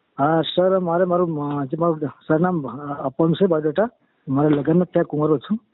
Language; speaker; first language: Gujarati; non-native, local second language; Bhili